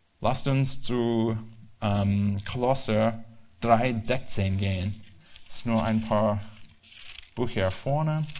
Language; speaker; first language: German; non-native, learner; English